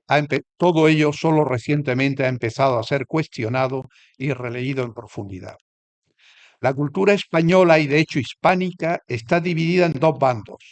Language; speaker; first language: Spanish; native; Spanish